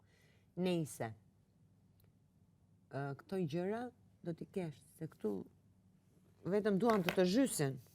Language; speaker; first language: Albanian; native; Albanian